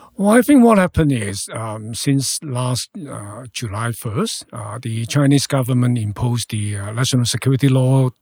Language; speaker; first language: English; non-native, local second language; Cantonese